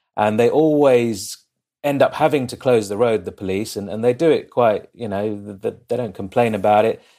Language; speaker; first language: English; native; English